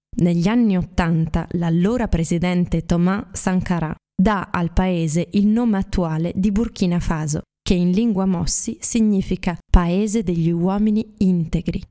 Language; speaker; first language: Italian; native; Italian